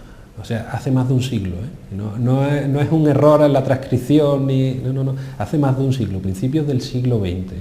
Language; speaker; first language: Spanish; native; Spanish